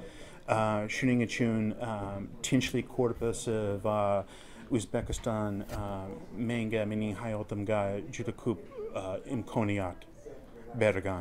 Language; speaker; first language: Uzbek; non-native, learner; English